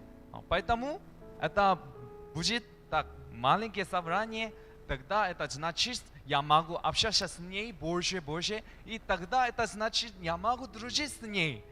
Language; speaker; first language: Russian; non-native, learner; Korean